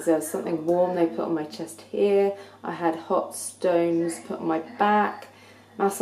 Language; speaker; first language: English; native; English